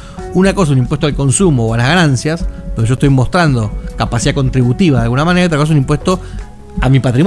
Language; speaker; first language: Spanish; native; Spanish